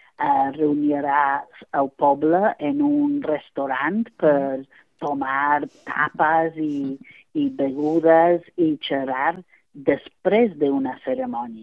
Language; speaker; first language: Catalan; non-native, fluent; English